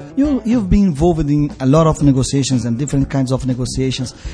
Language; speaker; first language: English; non-native, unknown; Portuguese